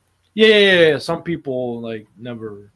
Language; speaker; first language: English; native; English